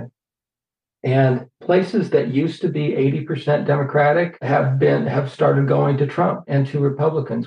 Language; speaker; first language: English; native; English